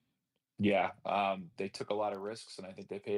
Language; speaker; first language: English; native; English